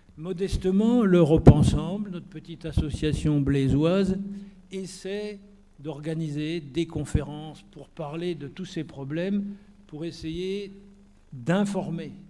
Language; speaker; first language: French; native; French